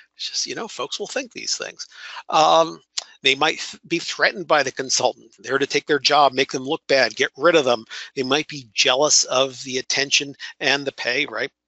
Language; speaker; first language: English; native; English